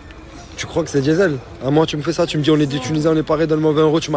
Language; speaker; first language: French; native; French